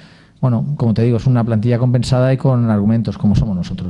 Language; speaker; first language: Spanish; native; Spanish